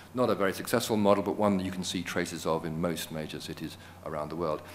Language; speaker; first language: English; native; English